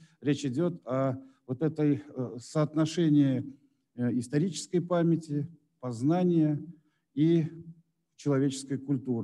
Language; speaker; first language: Russian; native; Russian